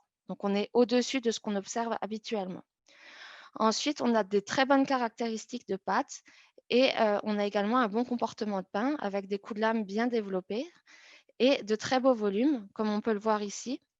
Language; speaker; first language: French; native; French